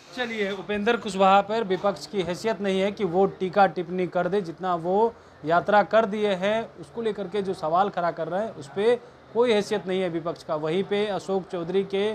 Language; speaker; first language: Hindi; native; Hindi